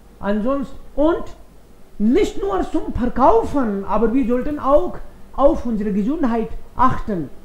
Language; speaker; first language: German; non-native, fluent; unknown